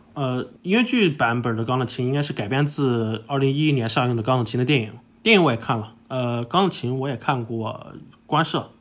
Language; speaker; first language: Chinese; non-native, fluent; English